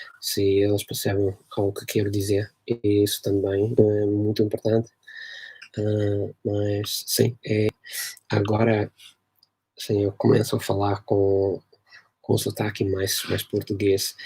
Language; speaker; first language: Portuguese; non-native, fluent; English